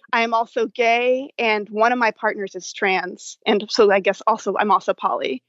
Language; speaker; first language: English; native; English